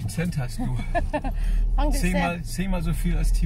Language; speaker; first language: German; native; German